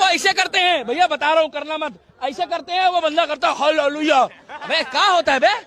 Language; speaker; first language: Hindi; native; Hindi